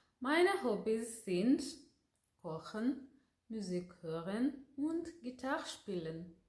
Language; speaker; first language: German; non-native, learner; Gusii